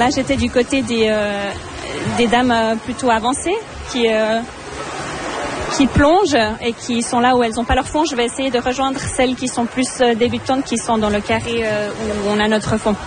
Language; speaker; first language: French; native; French